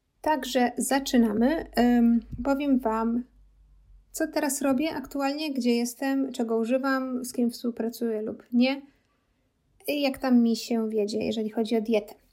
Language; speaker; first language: Polish; native; Polish